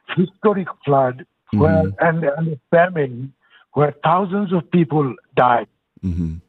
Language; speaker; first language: English; non-native, fluent; Bangla